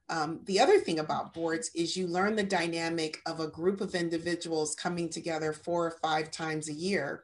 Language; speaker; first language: English; native; English